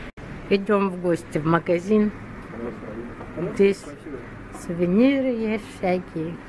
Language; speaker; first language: Russian; native; Russian